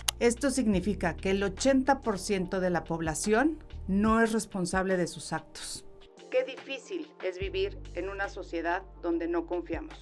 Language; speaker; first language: Spanish; native; Spanish